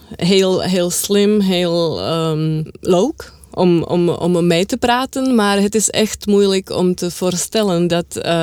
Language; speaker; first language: Dutch; non-native, learner; Czech